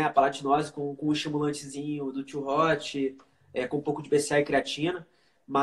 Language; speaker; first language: Portuguese; native; Portuguese